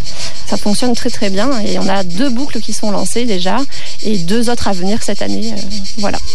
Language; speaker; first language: French; native; French